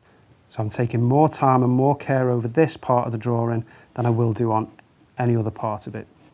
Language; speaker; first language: English; native; English